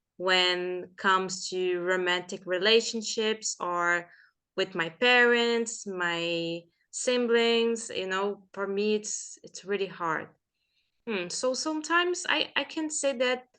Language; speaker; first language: English; non-native, fluent; Portuguese